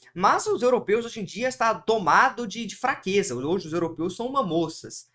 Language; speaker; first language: Portuguese; early bilingual, heritage; Portuguese